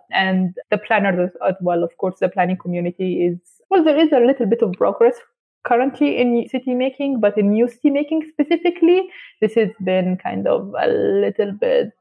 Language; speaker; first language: English; non-native, fluent; Arabic